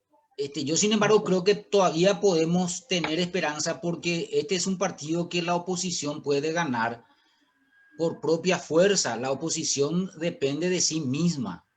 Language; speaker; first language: Spanish; native; Spanish